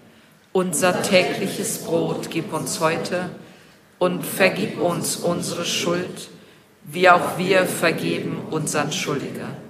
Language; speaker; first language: German; native; German